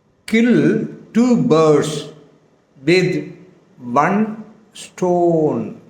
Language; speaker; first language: English; non-native, local second language; Tamil